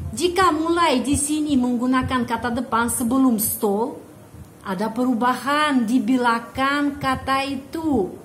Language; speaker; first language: Indonesian; non-native, fluent; Russian